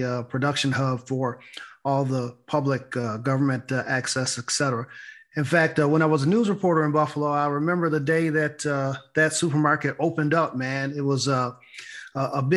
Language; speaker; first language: English; native; English